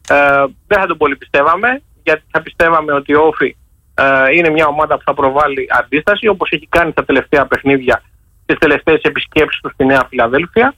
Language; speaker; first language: Greek; native; Greek